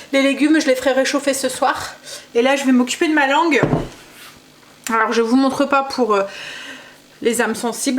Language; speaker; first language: French; native; French